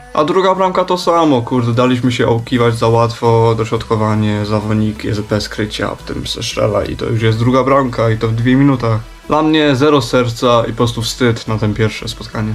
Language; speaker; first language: Polish; early bilingual, heritage; Polish